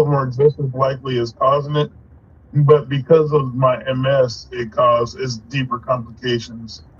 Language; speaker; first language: English; native; English